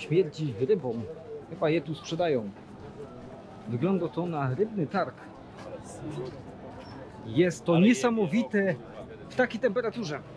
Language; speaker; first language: Polish; native; Polish